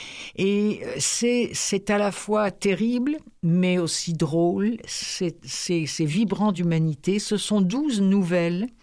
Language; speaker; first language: French; native; French